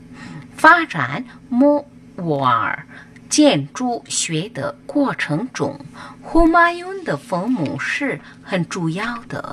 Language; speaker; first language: Chinese; non-native, fluent; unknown